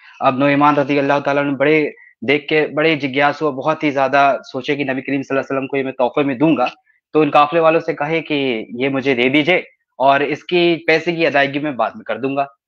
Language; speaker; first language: Hindi; native; Hindi